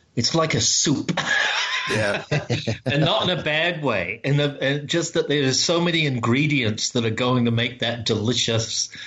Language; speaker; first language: English; native; English